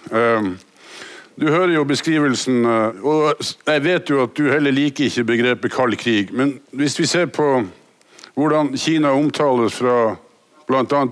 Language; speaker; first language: Norwegian; native; Norwegian